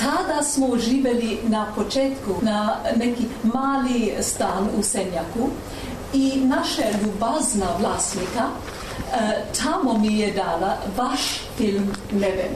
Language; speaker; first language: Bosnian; non-native, learner; English